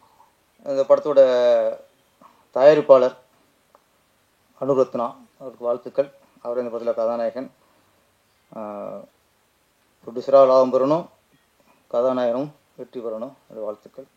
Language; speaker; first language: Tamil; native; Tamil